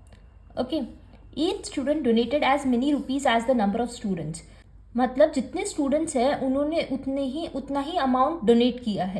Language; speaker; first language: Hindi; native; Hindi